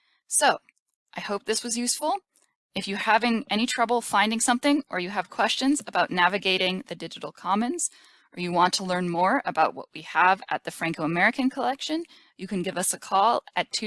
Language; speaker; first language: English; native; English